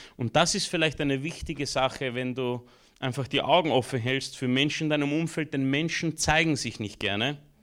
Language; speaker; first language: German; early bilingual, other home language; Romanian